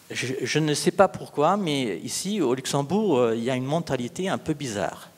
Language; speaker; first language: French; non-native, local second language; Luxembourgish